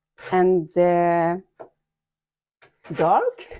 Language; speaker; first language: English; non-native, learner; Persian